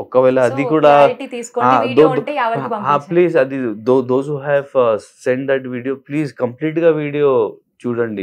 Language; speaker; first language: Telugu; non-native, learner; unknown